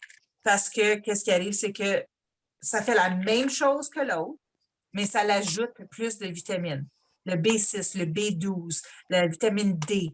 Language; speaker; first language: French; native; French